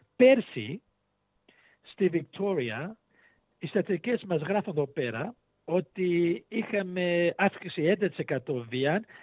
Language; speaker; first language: Greek; early bilingual, heritage; Greek